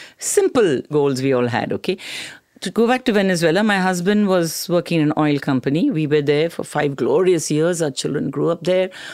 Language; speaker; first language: English; non-native, local second language; Tamil